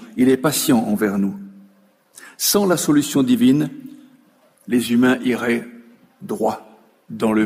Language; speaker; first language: French; native; French